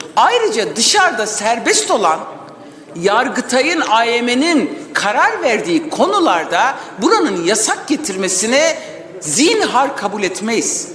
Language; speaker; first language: Turkish; non-native, local second language; Kurdish